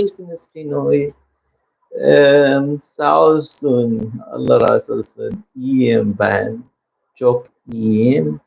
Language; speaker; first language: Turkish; non-native, learner; Filipino